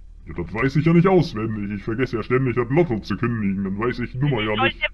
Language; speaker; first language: German; native; German